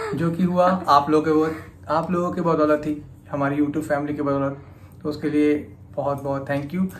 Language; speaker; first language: Hindi; native; Hindi